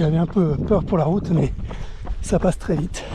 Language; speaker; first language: French; native; French